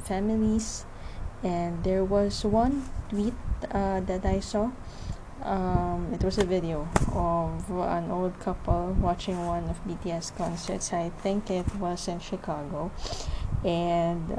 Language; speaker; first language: English; non-native, local second language; Filipino